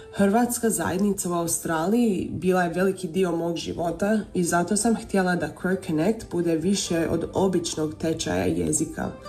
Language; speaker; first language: Croatian; early bilingual, heritage; Croatian